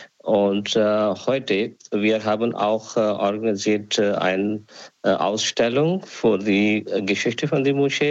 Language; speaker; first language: German; non-native, learner; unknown